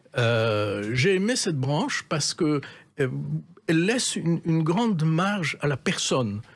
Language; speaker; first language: French; native; French